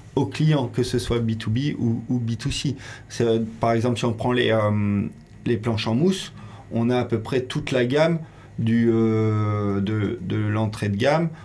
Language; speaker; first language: French; native; French